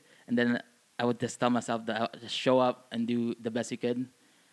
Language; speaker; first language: English; non-native, local second language; Filipino